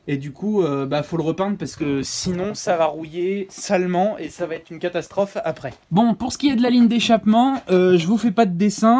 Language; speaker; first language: French; native; French